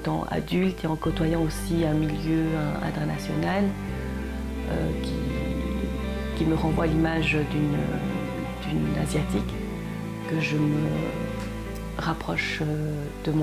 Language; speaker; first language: French; early bilingual, other home language; Korean